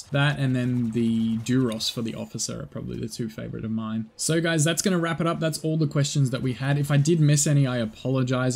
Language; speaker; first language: English; native; English